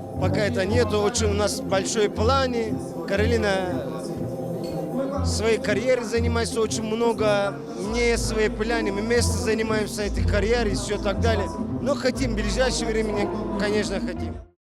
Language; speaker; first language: Russian; non-native, learner; Turkish